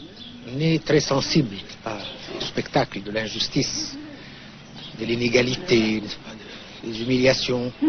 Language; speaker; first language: French; non-native, local second language; Arabic